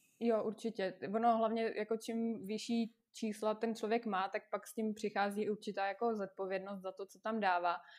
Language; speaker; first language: Czech; non-native, fluent; Russian